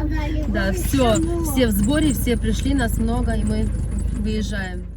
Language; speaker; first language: Russian; native; Russian